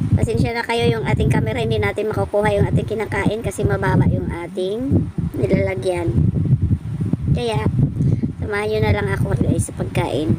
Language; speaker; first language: Filipino; native; Filipino